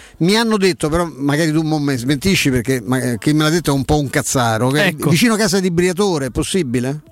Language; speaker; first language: Italian; native; Italian